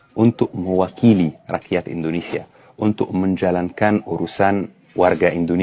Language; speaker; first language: Indonesian; non-native, fluent; Arabic